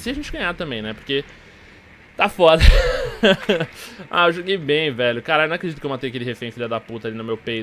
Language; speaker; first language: Portuguese; native; Portuguese